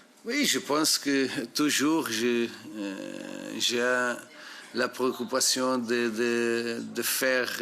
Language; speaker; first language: French; non-native, fluent; Portuguese